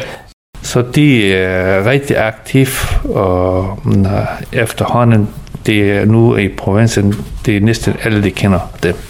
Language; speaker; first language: Danish; non-native, learner; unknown